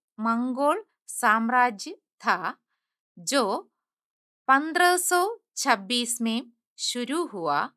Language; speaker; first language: Hindi; non-native, local second language; Malayalam